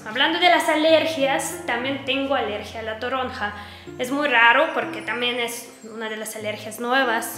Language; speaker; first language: Spanish; non-native, fluent; Russian